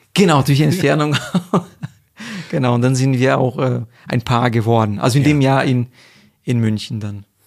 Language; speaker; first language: German; non-native, fluent; Portuguese